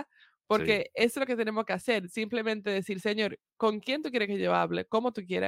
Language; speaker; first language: Spanish; early bilingual, heritage; Spanish